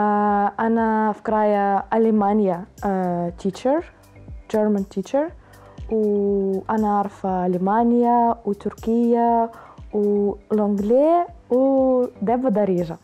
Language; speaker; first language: Arabic; non-native, learner; Russian